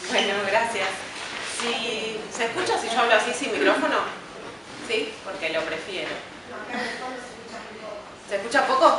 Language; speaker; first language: Spanish; native; Spanish